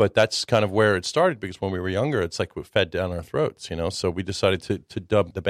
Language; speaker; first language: English; early bilingual, other home language; Czech